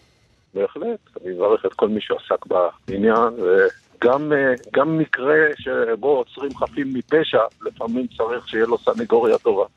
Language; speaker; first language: Hebrew; native; Hebrew